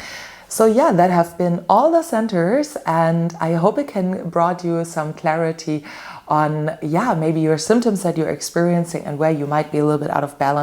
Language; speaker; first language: English; non-native, fluent; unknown